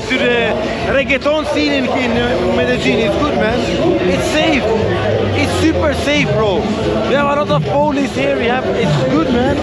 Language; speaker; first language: English; non-native, fluent; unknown